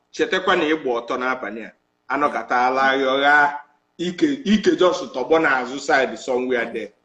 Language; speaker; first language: Igbo; native; Igbo